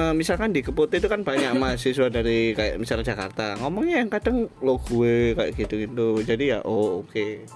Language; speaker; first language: Indonesian; non-native, local second language; Javanese